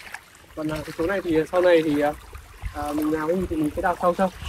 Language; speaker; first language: Vietnamese; native; Vietnamese